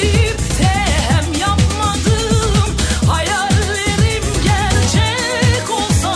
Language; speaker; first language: Turkish; native; Turkish